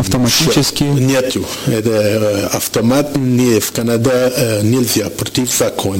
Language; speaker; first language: Russian; non-native, learner; French